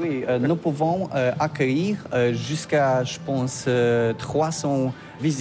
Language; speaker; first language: French; non-native, learner; Polish